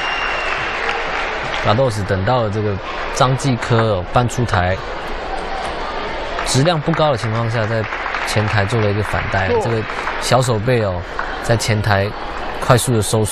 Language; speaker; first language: Chinese; native; Chinese